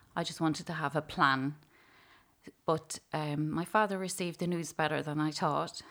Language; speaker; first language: English; native; English